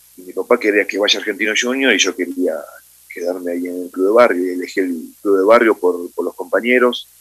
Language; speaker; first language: Spanish; native; Spanish